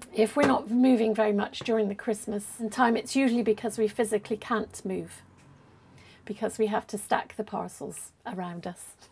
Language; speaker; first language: English; native; English